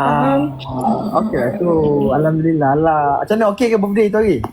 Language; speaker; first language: Malay; native; Malay